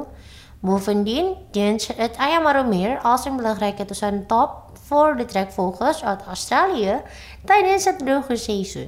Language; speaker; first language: Dutch; non-native, fluent; Indonesian